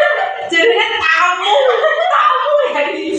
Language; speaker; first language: Indonesian; non-native, local second language; Javanese